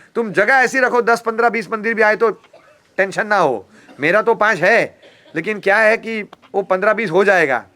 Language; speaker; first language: Hindi; non-native, local second language; Gujarati